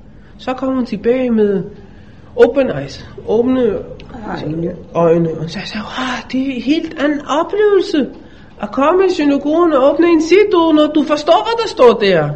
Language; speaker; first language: Danish; non-native, fluent; Hebrew